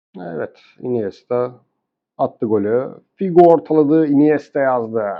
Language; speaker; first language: Turkish; native; Turkish